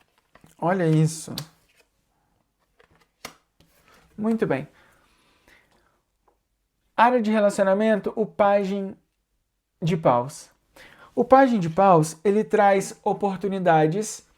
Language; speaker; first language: Portuguese; native; Portuguese